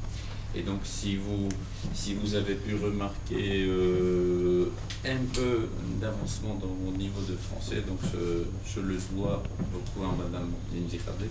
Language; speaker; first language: French; non-native, fluent; Georgian